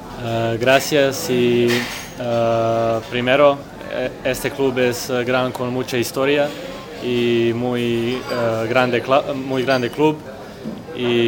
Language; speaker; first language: Spanish; non-native, learner; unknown